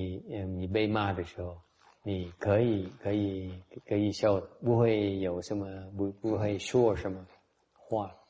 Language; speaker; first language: Chinese; non-native, fluent; Vietnamese